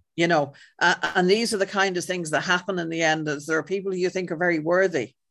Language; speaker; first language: English; native; English